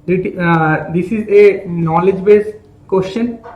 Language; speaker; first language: English; non-native, local second language; Bangla